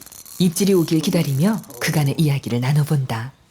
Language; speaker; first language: Korean; native; Korean